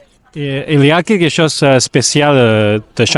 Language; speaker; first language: French; non-native, fluent; Chinese